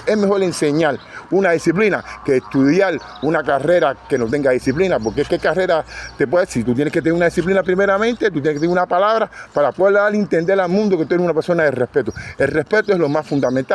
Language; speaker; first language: Spanish; native; Spanish